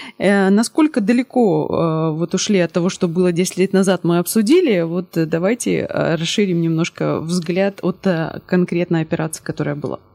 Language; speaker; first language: Russian; native; Russian